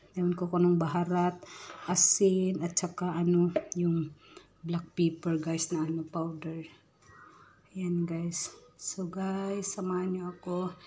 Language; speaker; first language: Filipino; non-native, local second language; Cebuano